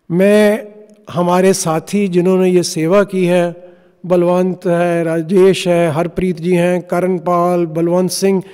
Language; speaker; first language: Hindi; non-native, local second language; Punjabi